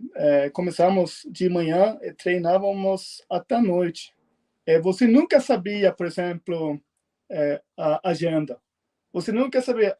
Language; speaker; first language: Portuguese; non-native, fluent; Swedish